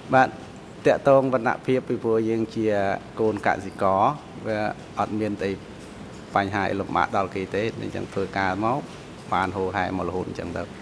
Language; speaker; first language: Khmer; non-native, local second language; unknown